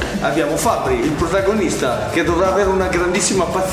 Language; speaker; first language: Italian; native; Italian